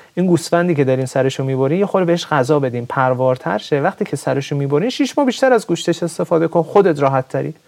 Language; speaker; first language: Persian; native; Persian